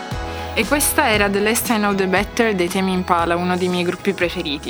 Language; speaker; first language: Italian; native; Italian